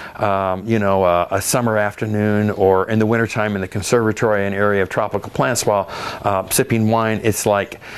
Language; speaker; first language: English; native; English